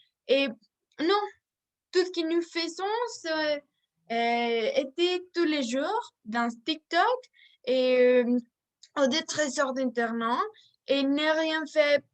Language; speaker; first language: French; non-native, learner; Spanish